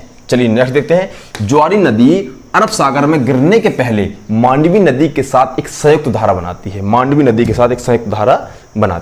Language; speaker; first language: Hindi; native; Hindi